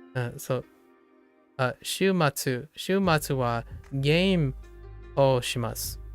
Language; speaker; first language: Japanese; non-native, learner; English